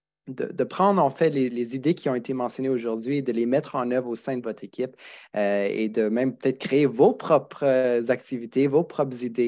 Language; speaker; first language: French; native; French